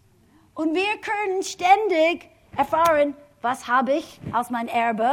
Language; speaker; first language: German; non-native, fluent; English